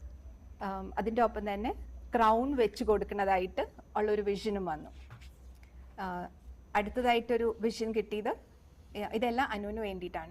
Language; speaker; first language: Malayalam; native; Malayalam